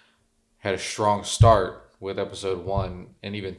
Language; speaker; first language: English; native; English